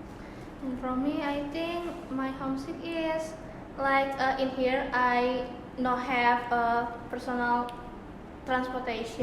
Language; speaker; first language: English; non-native, learner; Indonesian